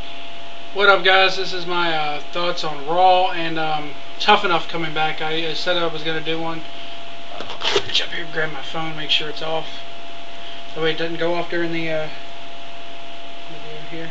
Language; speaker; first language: English; native; English